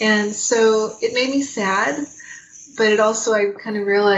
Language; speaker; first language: English; native; English